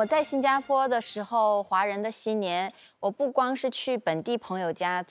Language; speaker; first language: Chinese; native; Chinese